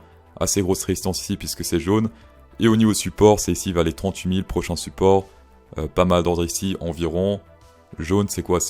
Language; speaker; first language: French; native; French